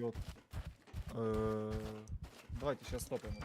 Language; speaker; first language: Russian; native; Russian